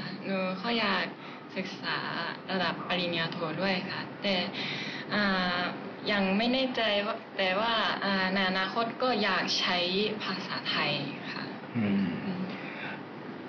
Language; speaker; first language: Thai; non-native, learner; Japanese